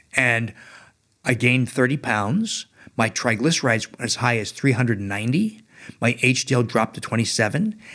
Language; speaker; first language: English; native; English